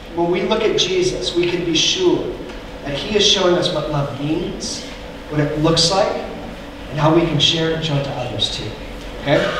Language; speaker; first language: English; native; English